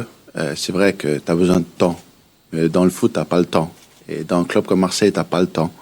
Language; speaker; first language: French; early bilingual, heritage; Danish